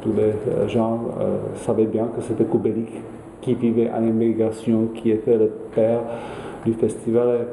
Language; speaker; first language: French; non-native, fluent; Czech